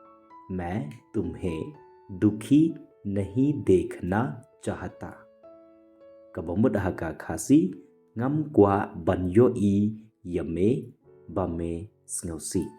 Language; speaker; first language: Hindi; non-native, local second language; Khasi